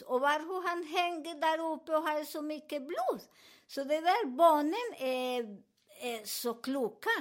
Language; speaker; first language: Swedish; non-native, learner; Spanish